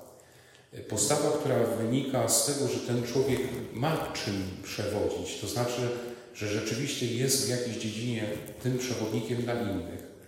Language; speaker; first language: Polish; native; Polish